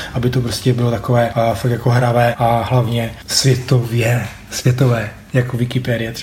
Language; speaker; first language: Czech; native; Czech